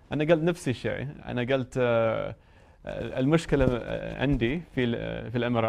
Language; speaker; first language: Arabic; non-native, learner; English